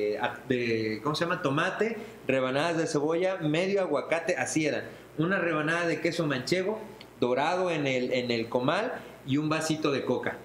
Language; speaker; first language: Spanish; native; Spanish